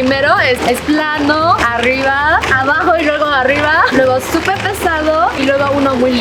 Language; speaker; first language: Spanish; non-native, fluent; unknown